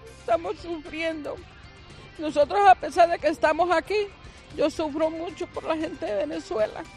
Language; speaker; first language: Spanish; native; Spanish